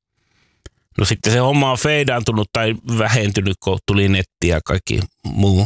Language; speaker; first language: Finnish; native; Finnish